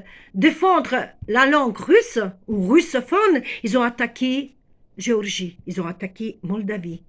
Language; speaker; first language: French; non-native, fluent; Ukrainian